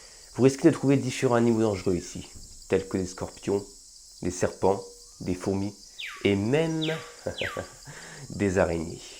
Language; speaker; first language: French; native; French